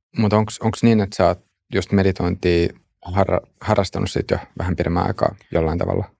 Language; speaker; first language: Finnish; native; Finnish